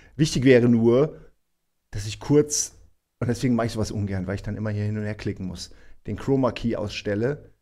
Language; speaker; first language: German; native; German